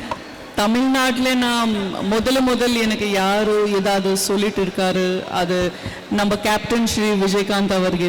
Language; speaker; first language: Tamil; non-native, fluent; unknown